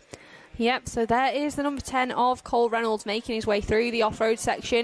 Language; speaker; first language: English; native; English